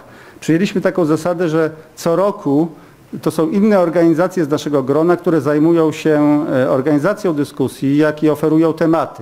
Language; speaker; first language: Polish; native; Polish